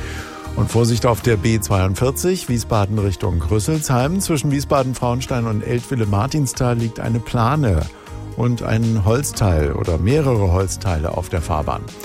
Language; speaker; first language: German; native; German